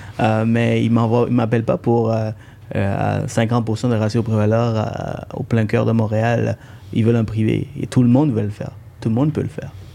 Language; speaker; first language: French; early bilingual, other home language; Tamil